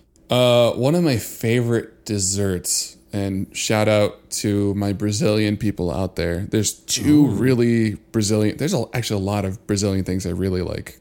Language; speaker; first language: English; early bilingual, other home language; Spanish